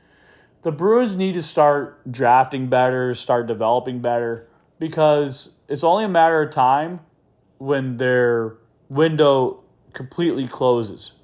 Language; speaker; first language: English; native; English